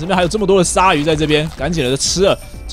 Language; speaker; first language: Chinese; native; Chinese